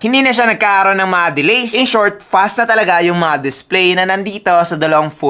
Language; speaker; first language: Filipino; native; Filipino